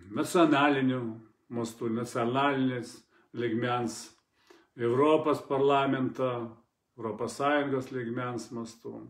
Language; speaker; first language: Lithuanian; non-native, fluent; Russian